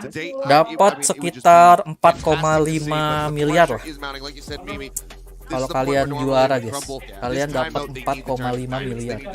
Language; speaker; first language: Indonesian; native; Indonesian